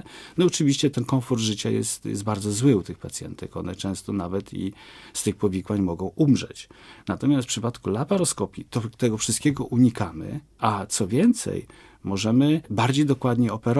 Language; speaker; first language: Polish; native; Polish